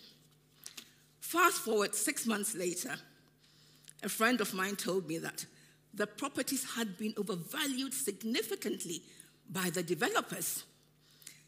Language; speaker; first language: English; non-native, local second language; Akan